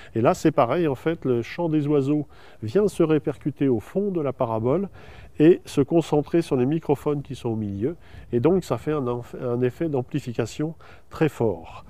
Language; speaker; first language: French; native; French